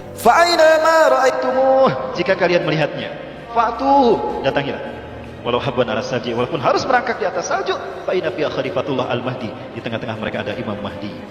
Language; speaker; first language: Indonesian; native; Indonesian